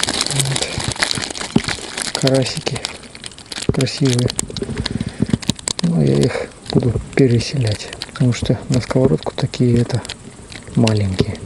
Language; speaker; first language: Russian; native; Russian